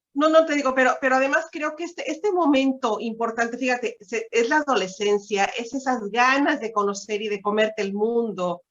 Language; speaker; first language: Spanish; native; Spanish